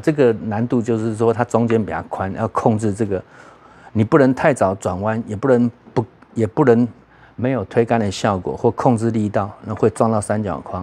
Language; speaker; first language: Chinese; native; Chinese